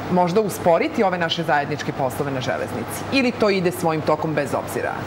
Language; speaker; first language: Serbian; native; Serbian